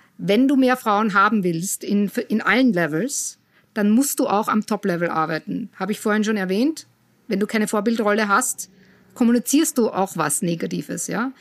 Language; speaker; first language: German; native; German